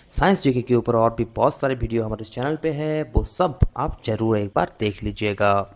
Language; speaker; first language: Hindi; non-native, local second language; Bangla